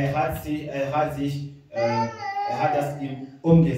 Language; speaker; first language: German; non-native, fluent; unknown